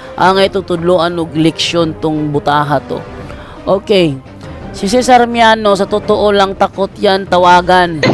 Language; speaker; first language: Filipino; non-native, local second language; Cebuano